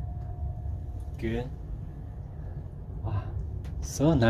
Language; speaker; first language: English; non-native, learner; Korean